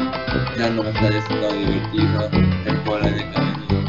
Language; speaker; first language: Spanish; native; Spanish